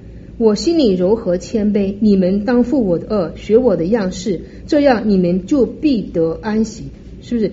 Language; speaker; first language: Chinese; native; Chinese